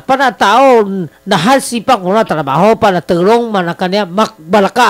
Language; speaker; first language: Filipino; non-native, learner; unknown